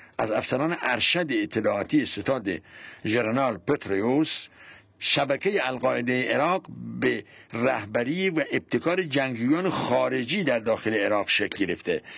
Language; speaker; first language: Persian; non-native, local second language; Central Kurdish